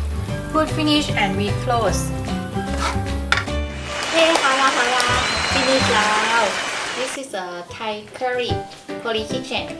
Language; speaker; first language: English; non-native, learner; Thai